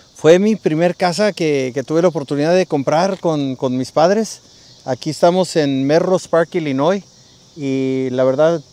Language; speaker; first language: Spanish; native; Spanish